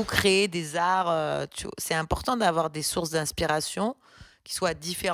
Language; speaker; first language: French; native; French